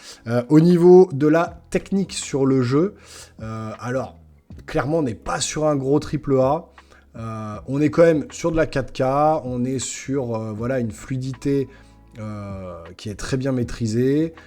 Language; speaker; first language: French; native; French